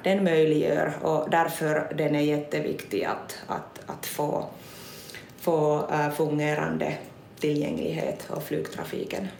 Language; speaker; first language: Swedish; non-native, local second language; Finnish